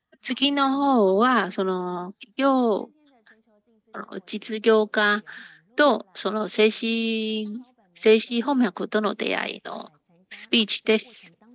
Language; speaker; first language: Japanese; non-native, learner; Chinese